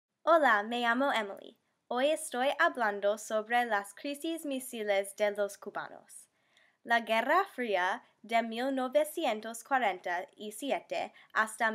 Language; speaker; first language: Spanish; non-native, learner; English